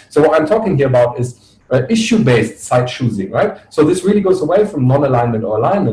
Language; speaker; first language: English; non-native, fluent; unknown